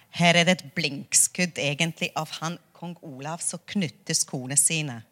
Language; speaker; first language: Norwegian; non-native, fluent; Hungarian